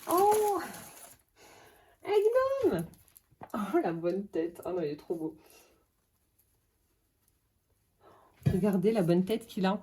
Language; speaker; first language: French; native; French